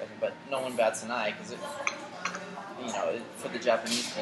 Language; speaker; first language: English; native; English